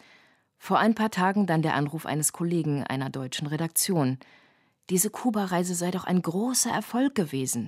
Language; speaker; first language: German; native; German